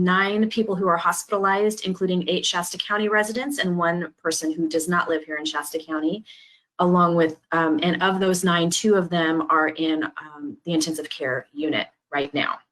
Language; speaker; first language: English; native; English